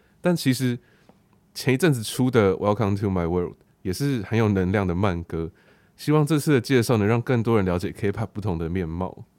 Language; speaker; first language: Chinese; native; Chinese